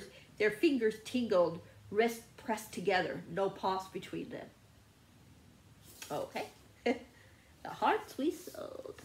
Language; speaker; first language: English; native; English